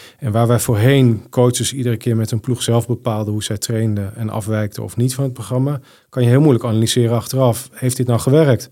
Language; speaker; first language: Dutch; native; Dutch